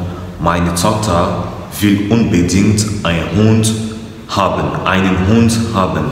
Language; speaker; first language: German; non-native, fluent; French